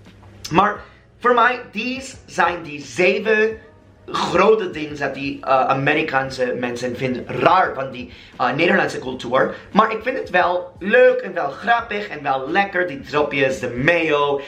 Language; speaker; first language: Dutch; non-native, learner; English